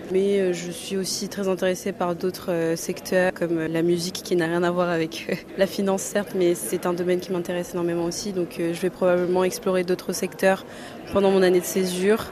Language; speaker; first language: French; non-native, local second language; Malagasy